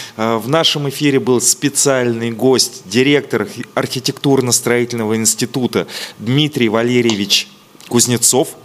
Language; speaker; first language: Russian; native; Russian